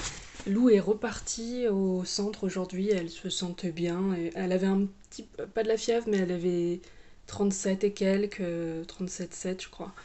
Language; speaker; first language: French; native; French